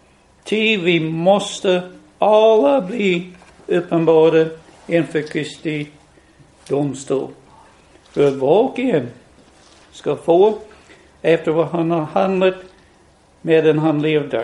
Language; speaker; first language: Swedish; non-native, fluent; English